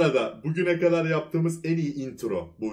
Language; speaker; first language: Turkish; native; Turkish